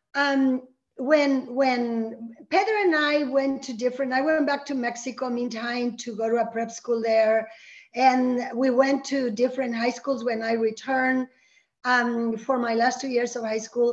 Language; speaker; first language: English; early bilingual, other home language; Spanish